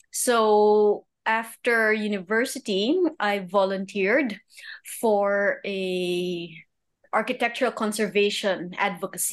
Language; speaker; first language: English; native; English